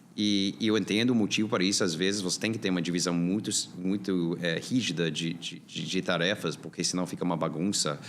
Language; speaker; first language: Portuguese; non-native, fluent; English